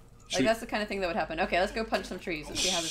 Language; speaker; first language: English; native; English